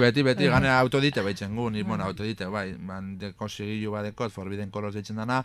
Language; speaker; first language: Basque; native; Basque